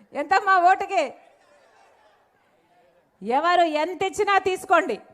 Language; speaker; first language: Telugu; native; Telugu